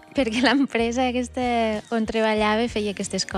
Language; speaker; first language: Catalan; native; Catalan